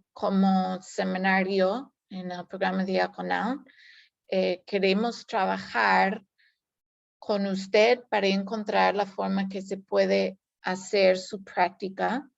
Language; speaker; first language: Spanish; non-native, fluent; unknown